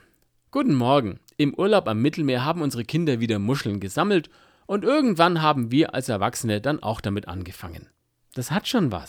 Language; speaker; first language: German; native; German